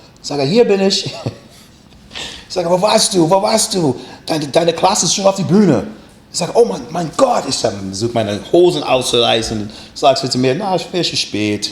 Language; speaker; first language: German; non-native, learner; English